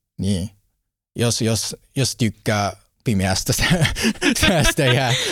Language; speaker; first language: Finnish; non-native, learner; Japanese